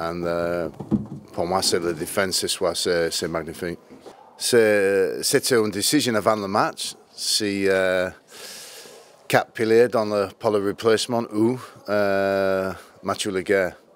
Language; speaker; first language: French; non-native, learner; English